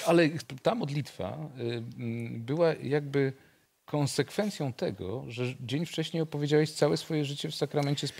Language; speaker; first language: Polish; native; Polish